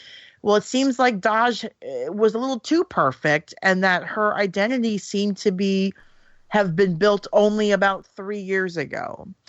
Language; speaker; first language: English; native; English